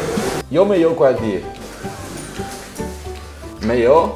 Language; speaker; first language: Chinese; non-native, learner; Spanish